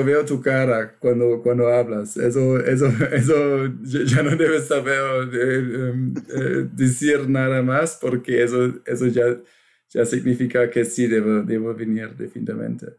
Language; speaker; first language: Spanish; non-native, fluent; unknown